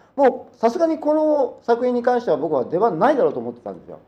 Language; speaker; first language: Japanese; native; Japanese